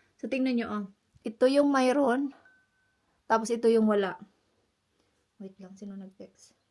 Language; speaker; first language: Filipino; non-native, local second language; Cebuano